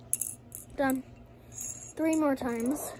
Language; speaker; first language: English; native; English